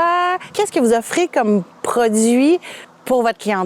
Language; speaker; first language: French; native; French